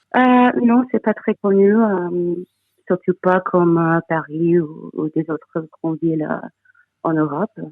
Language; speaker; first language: French; non-native, fluent; English